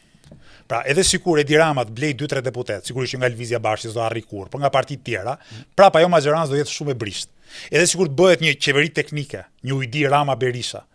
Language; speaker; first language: Albanian; native; Albanian